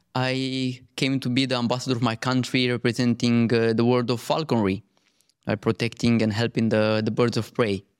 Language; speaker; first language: English; non-native, fluent; Romanian